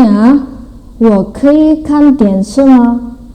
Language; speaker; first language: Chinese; non-native, fluent; Indonesian